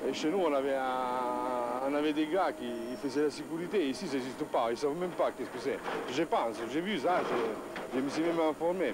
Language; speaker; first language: French; non-native, fluent; Italian